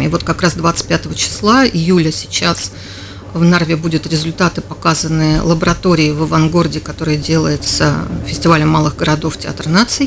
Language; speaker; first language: Russian; native; Russian